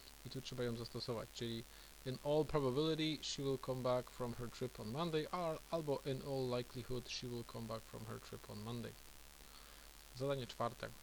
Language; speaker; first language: English; non-native, fluent; Polish